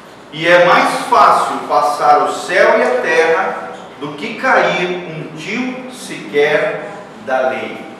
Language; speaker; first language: Portuguese; native; Portuguese